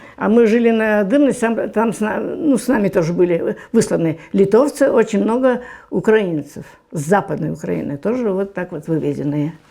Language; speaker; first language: Russian; non-native, local second language; German